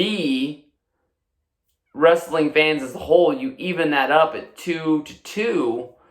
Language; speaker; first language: English; native; English